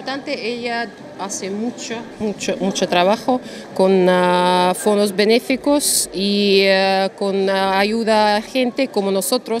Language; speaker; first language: Spanish; non-native, fluent; Russian